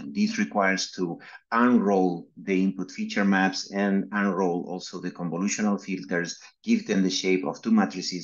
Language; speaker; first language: English; non-native, fluent; Spanish